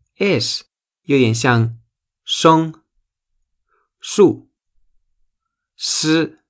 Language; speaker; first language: Chinese; non-native, fluent; Spanish